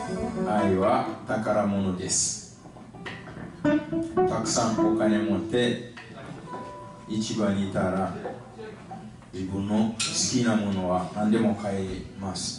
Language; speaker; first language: Japanese; non-native, fluent; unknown